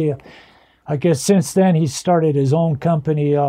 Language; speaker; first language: English; early bilingual, other home language; Spanish